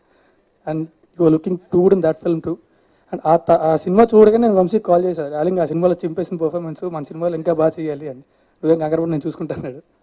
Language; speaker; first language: Telugu; native; Telugu